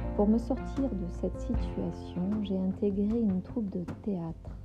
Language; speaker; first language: French; non-native, fluent; German